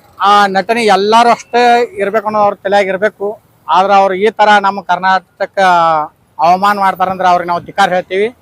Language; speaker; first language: Kannada; native; Kannada